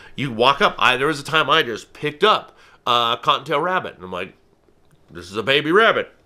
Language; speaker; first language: English; native; English